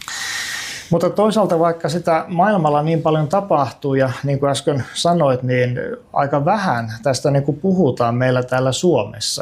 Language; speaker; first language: Finnish; native; Finnish